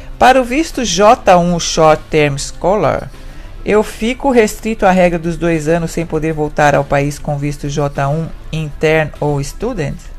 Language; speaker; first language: Portuguese; native; Portuguese